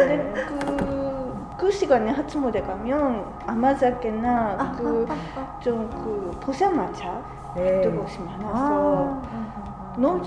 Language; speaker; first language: Korean; non-native, fluent; Japanese